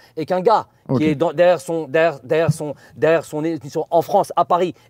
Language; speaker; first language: French; native; French